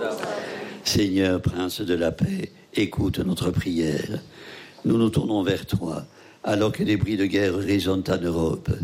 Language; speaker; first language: French; native; French